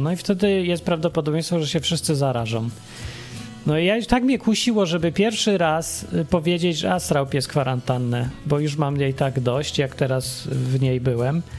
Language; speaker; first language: Polish; native; Polish